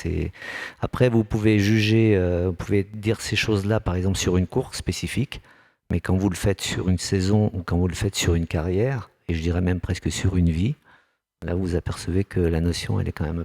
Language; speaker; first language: French; native; French